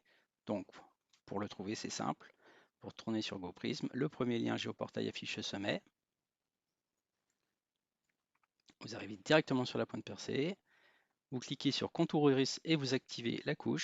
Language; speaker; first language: French; native; French